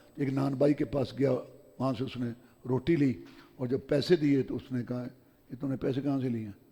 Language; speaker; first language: Urdu; non-native, local second language; Punjabi